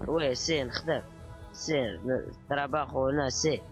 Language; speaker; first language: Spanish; non-native, learner; Arabic